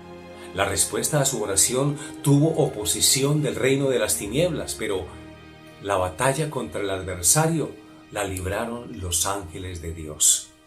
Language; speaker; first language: Spanish; native; Spanish